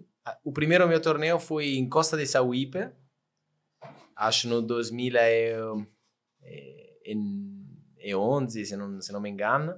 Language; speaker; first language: Portuguese; non-native, fluent; Italian